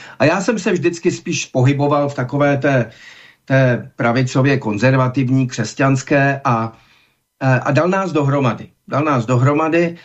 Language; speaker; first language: Czech; native; Czech